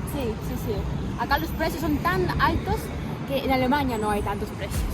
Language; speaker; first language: Spanish; non-native, fluent; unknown